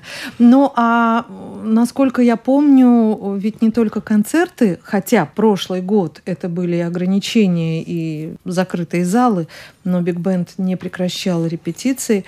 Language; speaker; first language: Russian; native; Russian